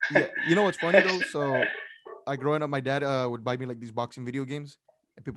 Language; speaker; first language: English; native; English